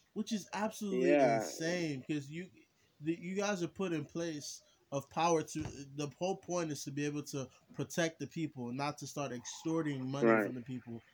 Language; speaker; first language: English; early bilingual, other home language; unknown